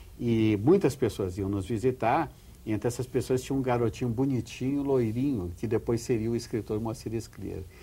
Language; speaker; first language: Portuguese; native; Portuguese